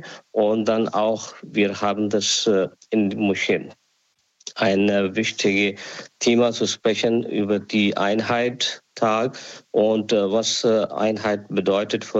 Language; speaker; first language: German; non-native, learner; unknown